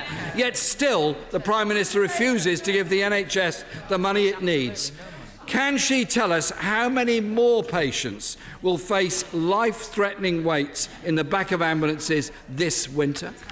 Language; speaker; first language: English; native; English